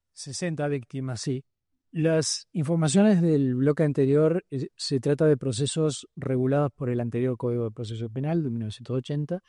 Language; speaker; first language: Spanish; native; Spanish